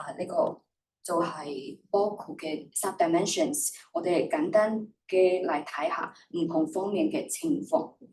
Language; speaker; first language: Cantonese; non-native, fluent; Chinese